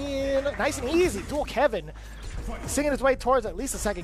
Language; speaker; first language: English; native; English